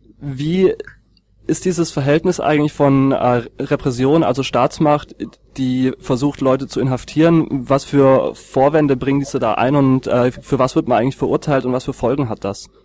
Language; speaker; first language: German; native; German